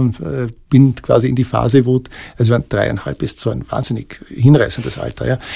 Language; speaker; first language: German; native; German